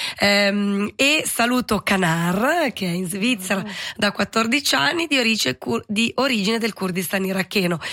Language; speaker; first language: Italian; native; Italian